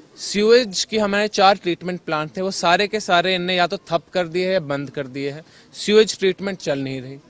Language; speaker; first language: Hindi; native; Hindi